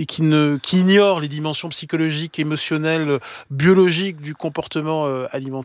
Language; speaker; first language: French; native; French